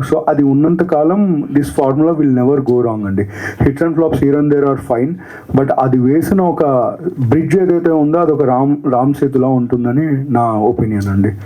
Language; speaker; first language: Telugu; native; Telugu